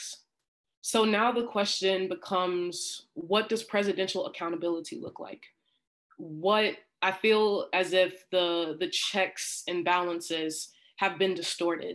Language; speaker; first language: English; native; English